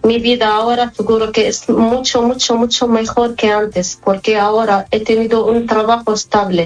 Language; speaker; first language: Spanish; non-native, fluent; Arabic